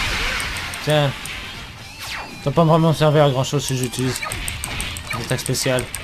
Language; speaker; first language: French; native; French